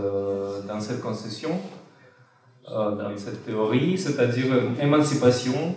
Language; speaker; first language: French; non-native, fluent; Russian